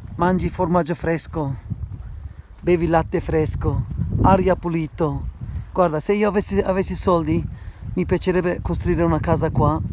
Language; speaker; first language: Italian; non-native, learner; Turkish